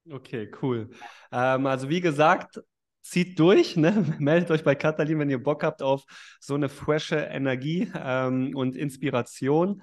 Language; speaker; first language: German; native; German